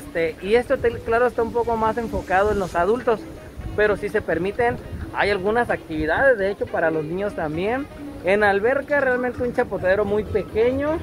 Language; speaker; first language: Spanish; native; Spanish